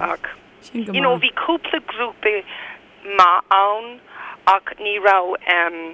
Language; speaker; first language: Irish; non-native, local second language; English